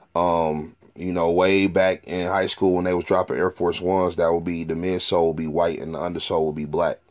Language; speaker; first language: English; native; English